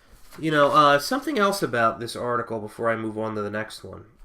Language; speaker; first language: English; native; English